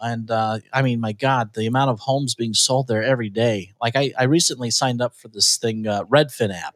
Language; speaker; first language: English; native; English